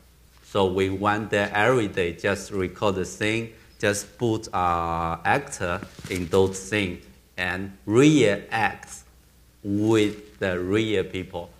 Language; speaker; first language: English; non-native, learner; Chinese